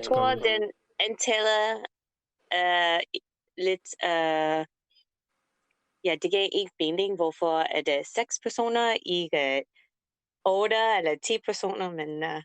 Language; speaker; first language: Danish; non-native, learner; English